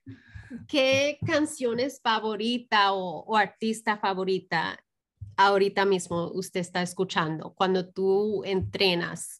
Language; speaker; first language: Spanish; early bilingual, heritage; Spanish